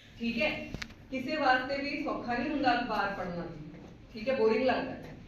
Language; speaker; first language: Punjabi; non-native, local second language; Hindi